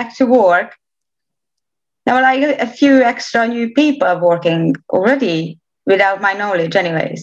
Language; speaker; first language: English; non-native, fluent; Romanian